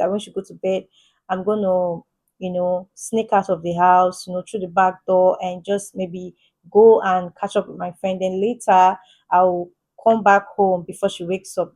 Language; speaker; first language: English; native; English